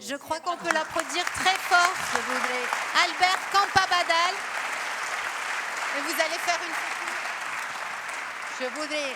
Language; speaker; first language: French; native; French